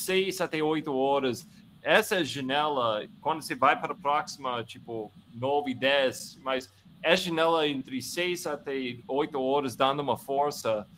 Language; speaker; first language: Portuguese; non-native, fluent; English